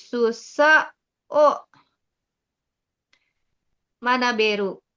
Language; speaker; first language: Japanese; non-native, learner; Indonesian